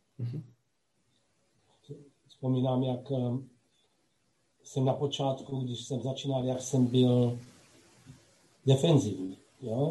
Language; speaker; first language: Czech; non-native, local second language; Slovak